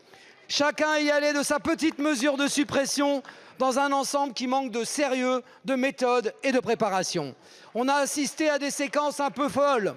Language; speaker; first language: French; native; French